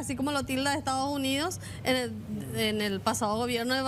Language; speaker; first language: Spanish; native; Spanish